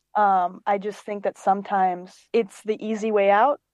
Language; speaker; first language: English; early bilingual, other home language; Greek